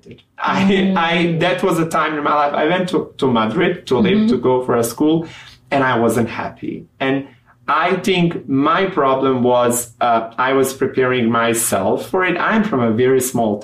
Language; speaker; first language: English; non-native, fluent; Serbian